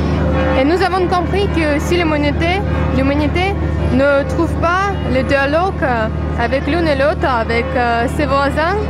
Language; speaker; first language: French; non-native, fluent; Russian